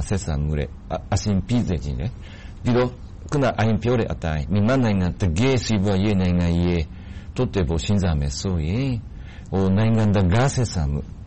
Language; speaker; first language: Burmese; non-native, fluent; Japanese